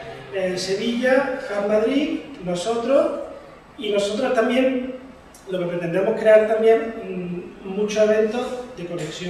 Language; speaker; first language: Spanish; native; Spanish